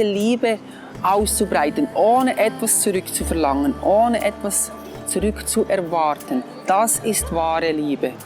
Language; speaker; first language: German; non-native, fluent; English